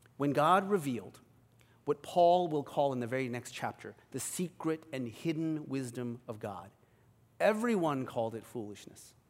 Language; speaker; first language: English; early bilingual, other home language; Korean